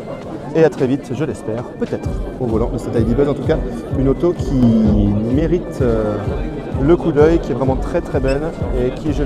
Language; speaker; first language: French; native; French